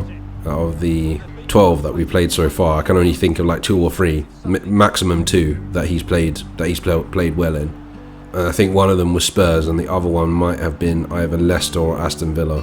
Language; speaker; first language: English; native; English